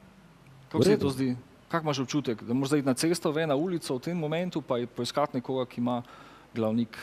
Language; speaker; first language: Slovenian; native; Slovenian